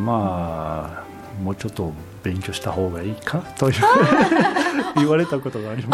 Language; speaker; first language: Japanese; non-native, fluent; French